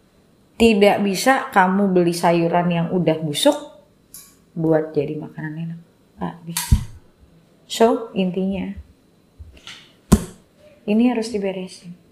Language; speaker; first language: Indonesian; native; Indonesian